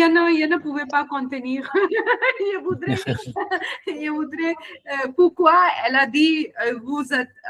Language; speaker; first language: French; non-native, learner; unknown